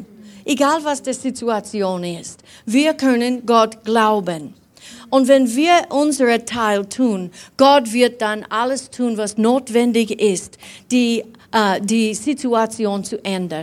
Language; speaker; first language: German; non-native, fluent; English